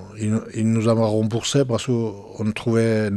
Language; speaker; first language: French; non-native, fluent; Georgian